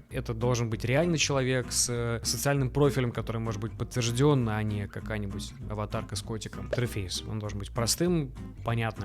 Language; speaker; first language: Russian; native; Russian